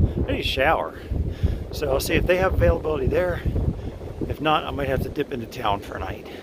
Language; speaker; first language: English; native; English